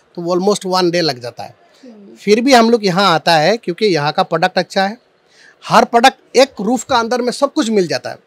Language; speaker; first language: Hindi; non-native, local second language; Assamese